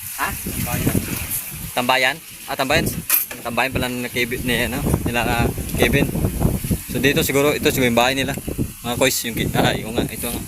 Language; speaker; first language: Filipino; non-native, local second language; Cebuano